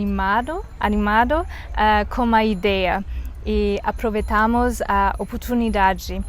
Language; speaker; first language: Portuguese; non-native, learner; Chinese